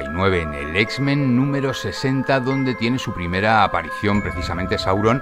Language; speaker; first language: Spanish; native; Spanish